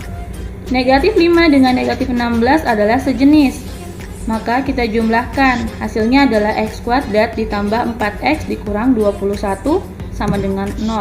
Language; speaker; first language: Indonesian; native; Indonesian